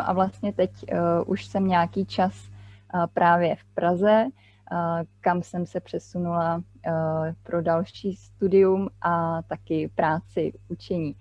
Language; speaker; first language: Czech; native; Czech